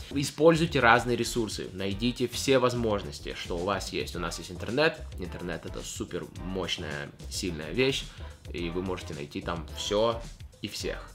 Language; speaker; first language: Russian; early bilingual, heritage; Russian